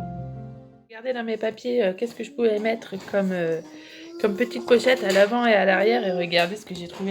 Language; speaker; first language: French; native; French